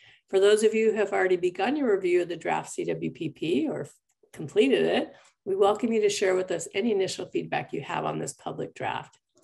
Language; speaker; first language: English; native; English